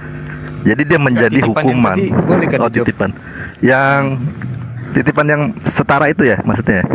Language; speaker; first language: Indonesian; native; Indonesian